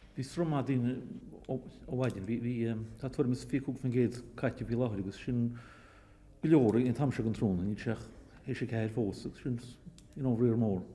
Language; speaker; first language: Irish; native; Irish